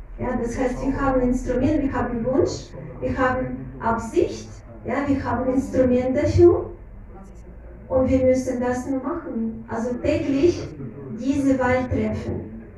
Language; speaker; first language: German; non-native, fluent; Russian